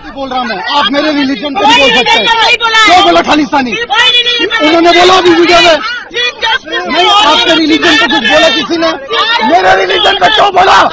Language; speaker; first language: Hindi; non-native, local second language; Punjabi